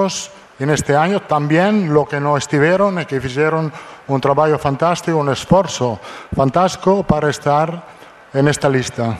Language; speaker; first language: Portuguese; non-native, fluent; Italian